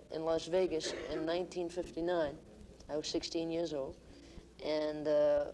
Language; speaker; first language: English; native; English